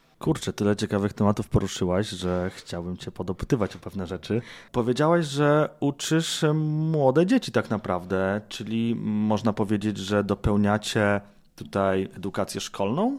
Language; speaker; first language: Polish; native; Polish